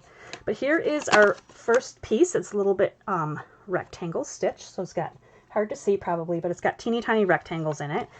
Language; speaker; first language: English; native; English